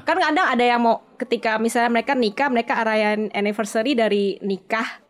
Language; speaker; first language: Indonesian; native; Indonesian